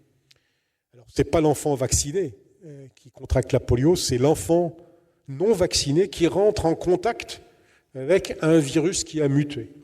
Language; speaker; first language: French; native; French